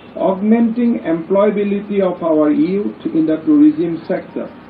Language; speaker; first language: English; non-native, local second language; Assamese